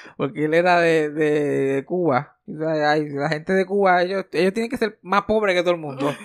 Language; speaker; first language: Spanish; native; Spanish